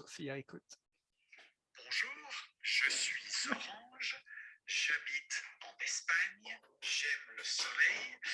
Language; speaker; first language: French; non-native, fluent; English